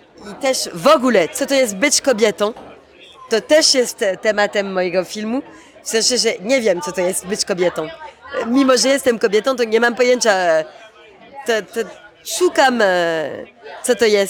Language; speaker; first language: Polish; early bilingual, heritage; Polish